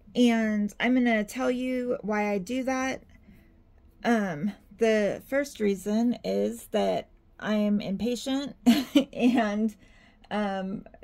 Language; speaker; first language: English; native; English